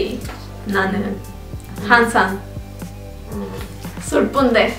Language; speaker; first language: Korean; non-native, learner; Spanish